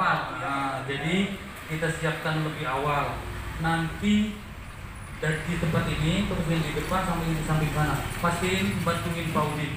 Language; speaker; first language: Indonesian; native; Indonesian